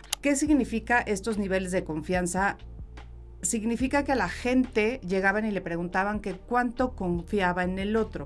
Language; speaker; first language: Spanish; native; Spanish